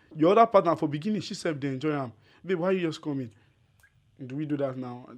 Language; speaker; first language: Nigerian Pidgin; non-native, local second language; Yoruba